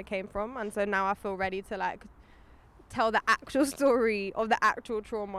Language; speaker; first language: English; native; English